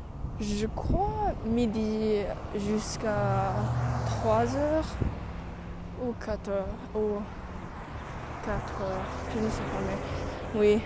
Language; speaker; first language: French; non-native, learner; English